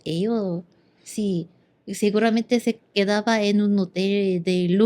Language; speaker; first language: Spanish; non-native, learner; Korean